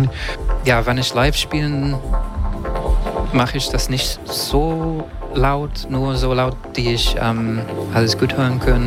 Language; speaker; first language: German; non-native, fluent; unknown